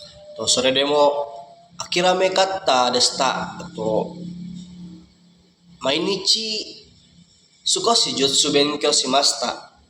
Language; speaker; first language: Japanese; non-native, learner; Indonesian